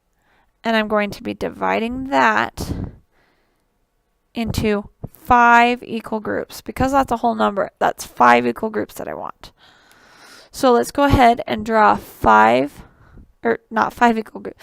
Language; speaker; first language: English; native; English